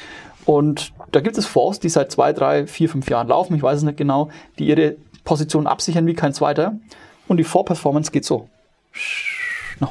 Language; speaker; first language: German; native; German